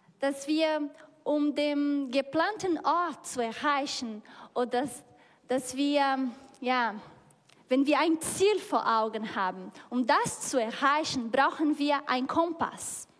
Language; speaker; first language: German; non-native, learner; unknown